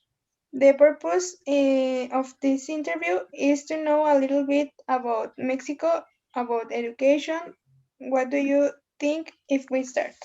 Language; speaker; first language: English; non-native, learner; Spanish